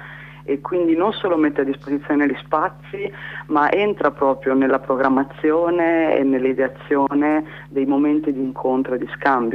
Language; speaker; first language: Italian; native; Italian